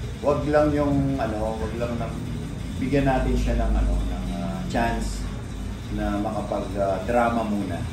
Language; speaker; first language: Filipino; native; Filipino